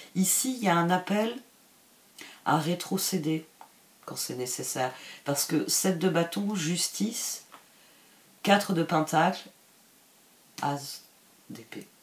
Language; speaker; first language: French; native; French